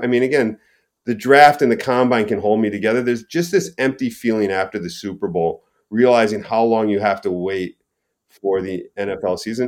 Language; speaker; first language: English; native; English